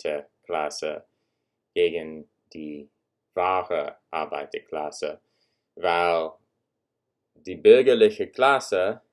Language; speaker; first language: German; non-native, learner; English